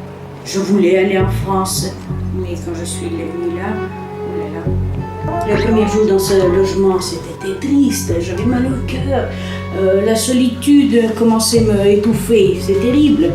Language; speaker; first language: French; early bilingual, heritage; Russian